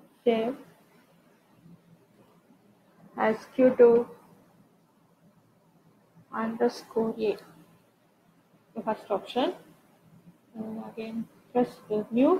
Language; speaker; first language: English; non-native, local second language; Tamil